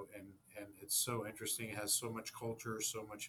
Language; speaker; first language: English; native; English